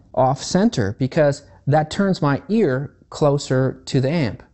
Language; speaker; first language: English; native; English